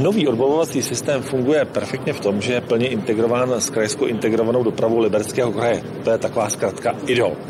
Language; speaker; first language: Czech; native; Czech